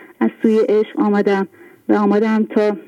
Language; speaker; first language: Persian; native; Persian